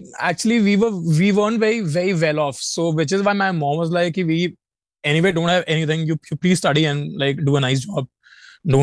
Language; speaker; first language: English; non-native, local second language; Hindi